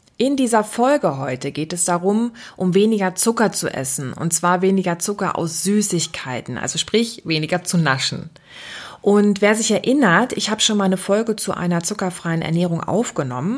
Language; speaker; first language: German; native; German